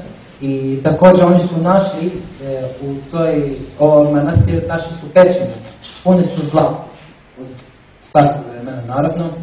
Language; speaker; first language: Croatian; non-native, learner; Arabic